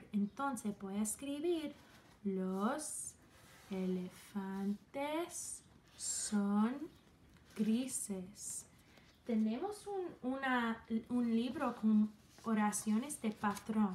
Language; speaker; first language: Spanish; non-native, fluent; English